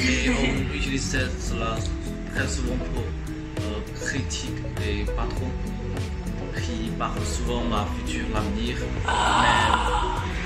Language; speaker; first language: French; non-native, fluent; Chinese